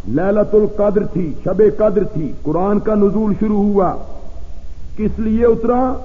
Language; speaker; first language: Urdu; non-native, local second language; Punjabi